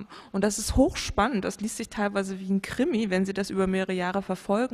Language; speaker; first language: German; native; German